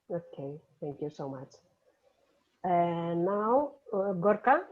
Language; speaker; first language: English; non-native, fluent; Spanish